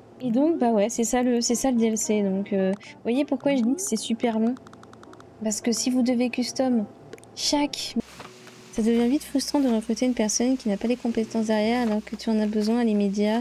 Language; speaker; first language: French; native; French